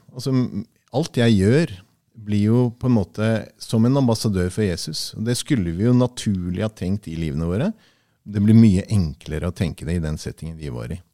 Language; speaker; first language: Norwegian; early bilingual, heritage; Norwegian